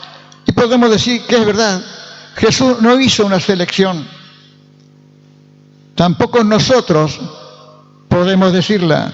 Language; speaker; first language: Spanish; native; Spanish